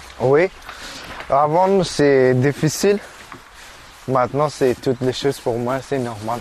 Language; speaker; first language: French; non-native, learner; Persian